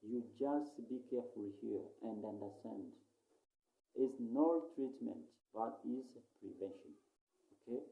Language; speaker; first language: English; non-native, local second language; Swahili